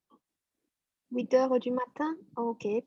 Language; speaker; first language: French; non-native, fluent; Chinese